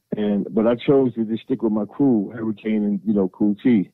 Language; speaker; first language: English; native; English